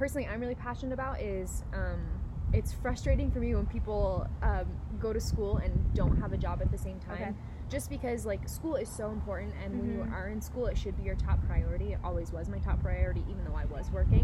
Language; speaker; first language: English; native; English